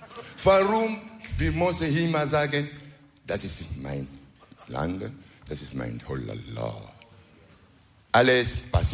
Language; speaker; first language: German; non-native, learner; French